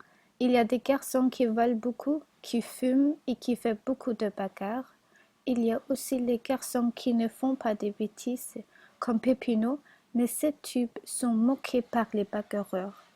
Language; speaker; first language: French; non-native, learner; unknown